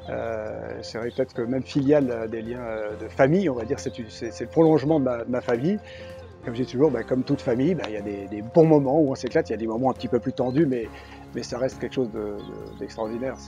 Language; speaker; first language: French; native; French